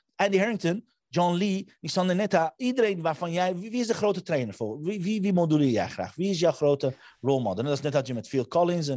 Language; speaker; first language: Dutch; early bilingual, other home language; Armenian